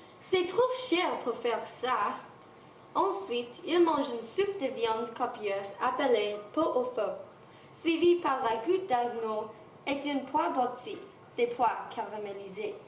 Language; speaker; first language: French; non-native, learner; English